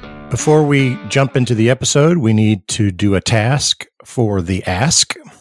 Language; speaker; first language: English; native; English